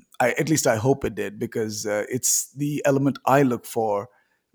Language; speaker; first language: English; non-native, local second language; Tamil